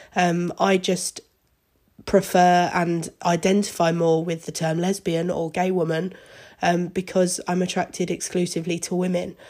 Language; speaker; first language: English; native; English